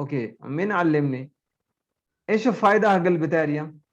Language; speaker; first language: Arabic; non-native, learner; Urdu